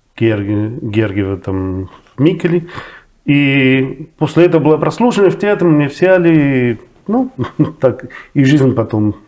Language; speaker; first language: Russian; non-native, fluent; Spanish